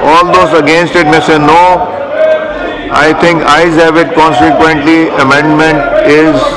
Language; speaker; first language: English; non-native, local second language; Urdu